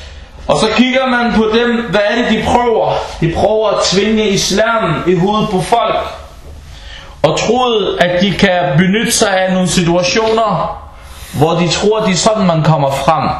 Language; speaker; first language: Danish; early bilingual, other home language; Arabic